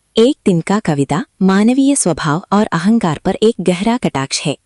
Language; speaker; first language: Hindi; non-native, local second language; Malayalam